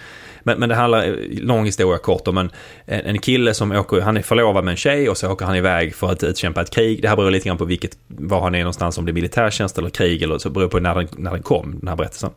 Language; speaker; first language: Swedish; native; Swedish